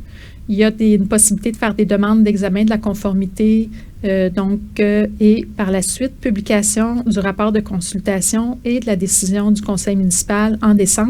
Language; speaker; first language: French; native; French